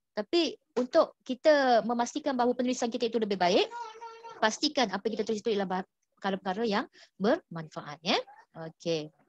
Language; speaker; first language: Malay; native; Malay